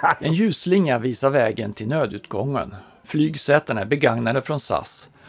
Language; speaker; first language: Swedish; native; Swedish